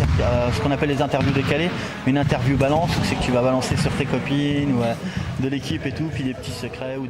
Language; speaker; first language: French; native; French